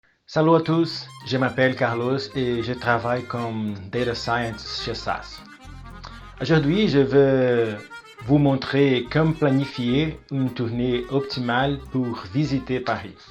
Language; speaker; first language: French; non-native, fluent; Portuguese